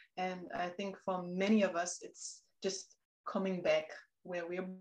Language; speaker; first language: English; non-native, fluent; German